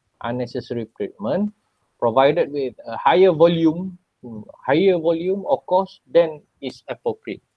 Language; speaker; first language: English; non-native, local second language; Malay